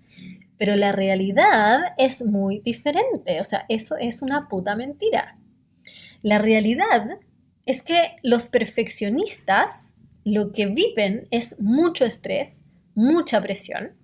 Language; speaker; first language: Spanish; native; Spanish